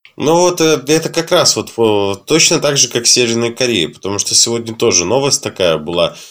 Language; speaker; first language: Russian; native; Russian